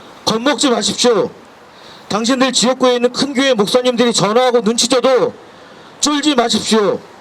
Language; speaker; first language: Korean; native; Korean